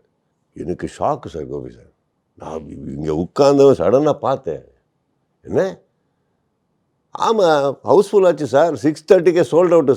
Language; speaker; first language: Tamil; non-native, learner; Kannada